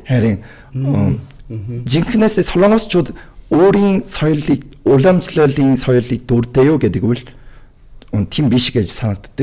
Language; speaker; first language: Mongolian; non-native, fluent; Korean